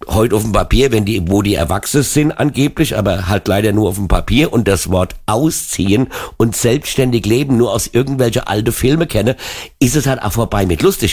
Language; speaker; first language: German; native; German